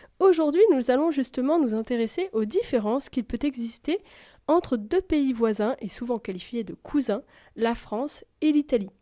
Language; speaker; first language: French; native; French